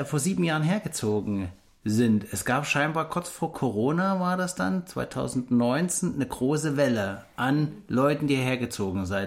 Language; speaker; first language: German; native; German